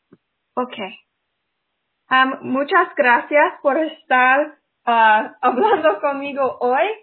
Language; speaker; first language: Spanish; non-native, fluent; English